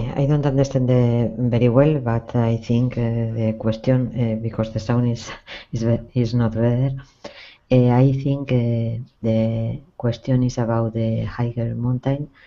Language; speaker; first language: English; non-native, learner; Spanish